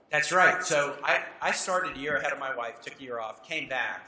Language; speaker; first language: English; native; English